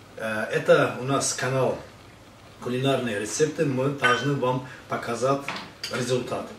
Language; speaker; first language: Russian; non-native, fluent; Azerbaijani